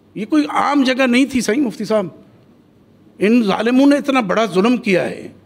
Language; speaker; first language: Urdu; non-native, local second language; Sindhi